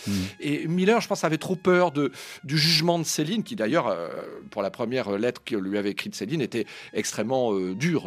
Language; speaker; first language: French; native; French